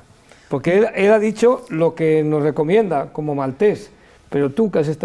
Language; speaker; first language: Spanish; native; Spanish